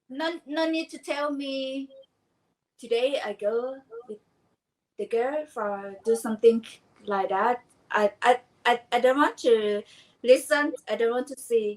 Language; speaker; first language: English; non-native, learner; Thai